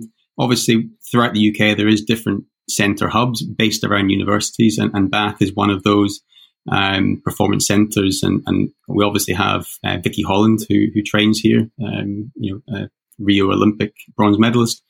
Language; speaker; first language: English; native; English